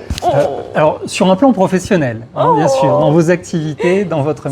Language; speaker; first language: French; native; French